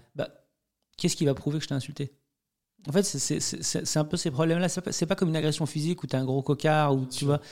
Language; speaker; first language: French; native; French